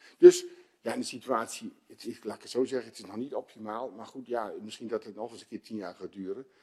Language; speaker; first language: Dutch; native; Dutch